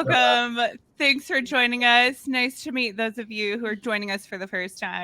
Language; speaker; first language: English; native; English